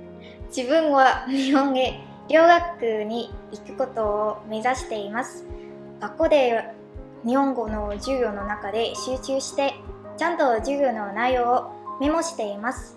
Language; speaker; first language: Japanese; non-native, learner; Vietnamese